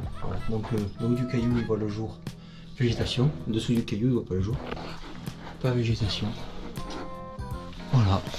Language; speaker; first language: French; native; French